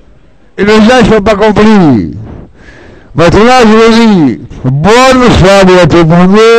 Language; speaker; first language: French; non-native, learner; Portuguese